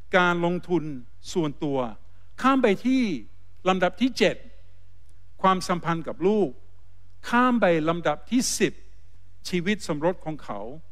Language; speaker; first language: Thai; non-native, fluent; English